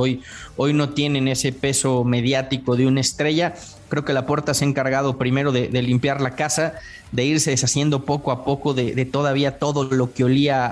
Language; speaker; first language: Spanish; native; Spanish